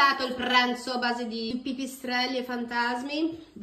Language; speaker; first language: Italian; native; Italian